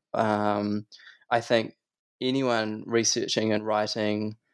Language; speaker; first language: English; native; English